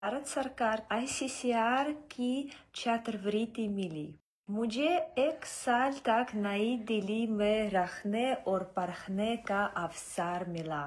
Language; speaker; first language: Hindi; non-native, fluent; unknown